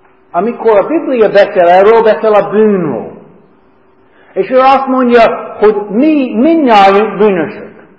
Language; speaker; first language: Hungarian; non-native, fluent; English